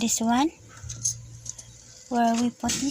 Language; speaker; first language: English; non-native, learner; Cebuano